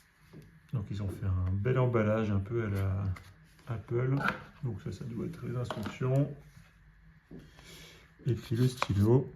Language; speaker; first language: French; native; French